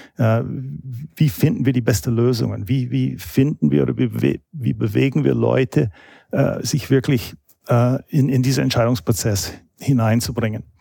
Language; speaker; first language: German; non-native, fluent; English